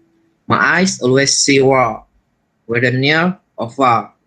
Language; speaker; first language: English; non-native, learner; Malay